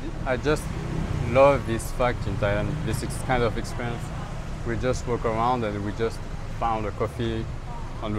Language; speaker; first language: English; non-native, fluent; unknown